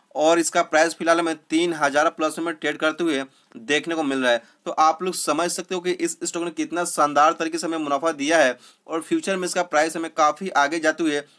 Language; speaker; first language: Hindi; native; Hindi